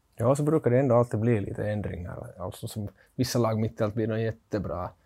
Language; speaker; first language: Swedish; native; Swedish